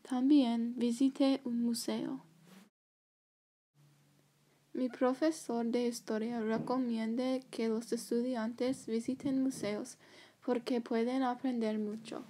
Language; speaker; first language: Spanish; non-native, learner; English